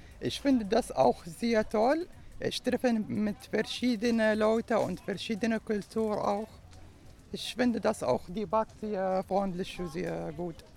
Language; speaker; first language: German; non-native, learner; Arabic